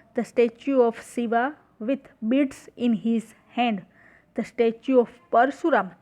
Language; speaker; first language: English; non-native, local second language; Gujarati